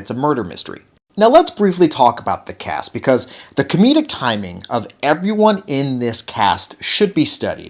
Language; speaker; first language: English; native; English